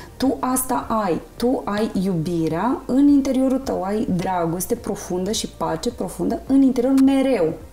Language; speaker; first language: Romanian; native; Romanian